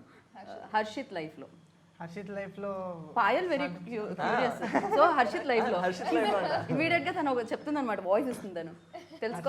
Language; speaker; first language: Telugu; native; Telugu